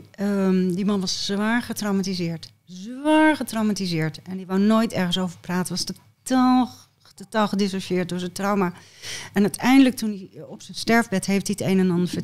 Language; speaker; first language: Dutch; native; Dutch